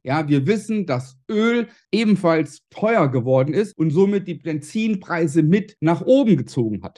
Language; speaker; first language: German; native; German